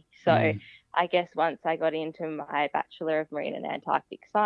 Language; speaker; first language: English; native; English